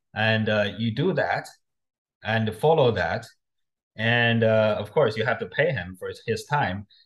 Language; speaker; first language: English; non-native, fluent; Chinese